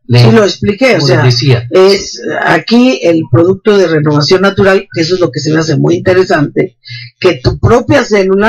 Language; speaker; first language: Spanish; native; Spanish